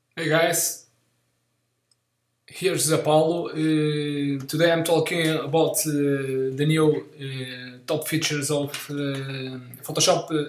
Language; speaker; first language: English; non-native, learner; Portuguese